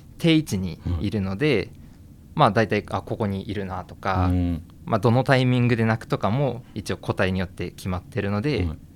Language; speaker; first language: Japanese; native; Japanese